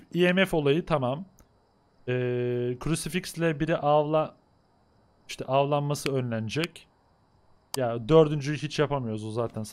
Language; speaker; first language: Turkish; native; Turkish